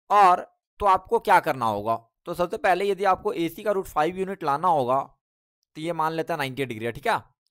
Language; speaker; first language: Hindi; native; Hindi